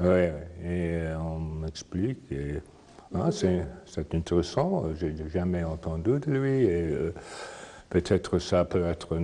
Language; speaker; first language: French; non-native, fluent; English